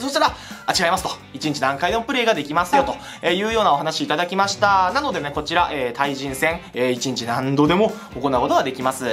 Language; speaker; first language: Japanese; native; Japanese